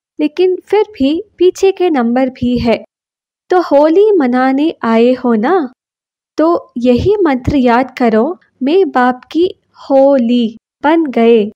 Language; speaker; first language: Hindi; non-native, local second language; Kannada